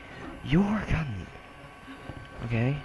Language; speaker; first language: English; native; English